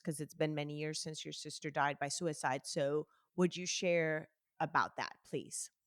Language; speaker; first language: English; native; English